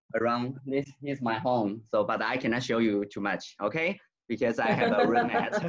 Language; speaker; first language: English; non-native, learner; Chinese